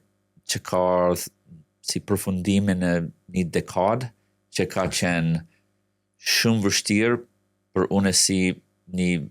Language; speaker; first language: Albanian; non-native, fluent; English